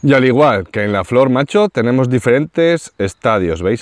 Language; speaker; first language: Spanish; native; Spanish